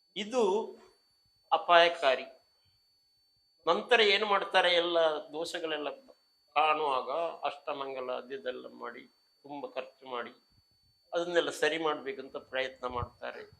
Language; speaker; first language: Kannada; non-native, local second language; Marathi